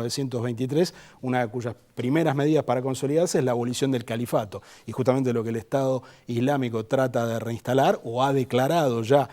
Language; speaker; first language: Spanish; native; Spanish